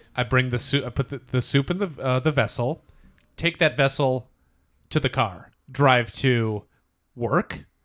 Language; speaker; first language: English; native; English